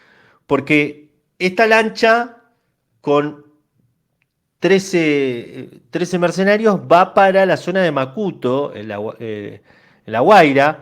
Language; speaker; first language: Spanish; native; Spanish